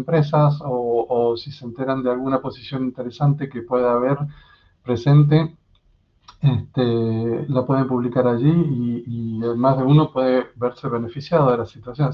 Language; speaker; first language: Spanish; native; Spanish